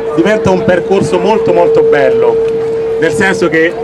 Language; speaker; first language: Italian; non-native, fluent; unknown